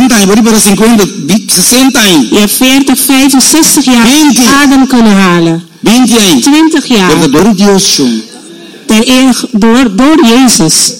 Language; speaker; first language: Dutch; non-native, local second language; Papiamento